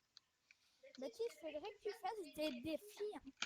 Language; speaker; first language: French; native; French